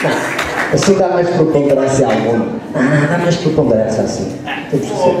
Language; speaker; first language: Portuguese; native; Portuguese